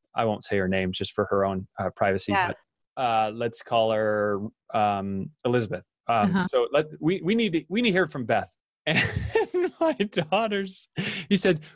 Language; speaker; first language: English; native; English